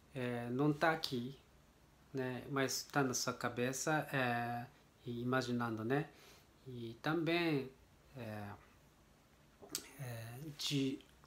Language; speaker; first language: Portuguese; non-native, learner; Japanese